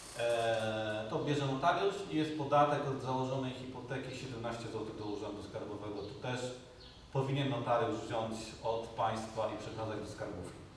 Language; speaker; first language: Polish; native; Polish